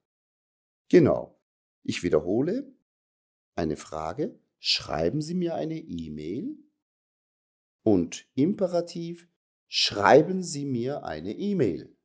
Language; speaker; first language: German; native; German